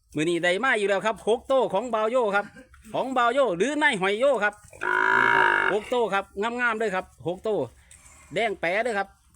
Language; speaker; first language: Thai; native; Thai